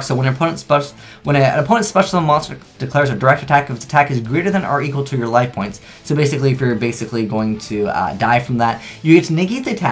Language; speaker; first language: English; native; English